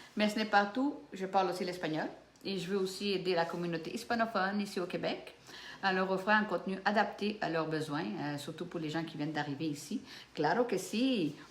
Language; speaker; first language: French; early bilingual, other home language; Portuguese